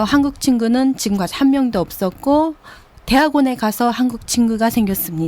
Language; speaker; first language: Korean; early bilingual, heritage; Korean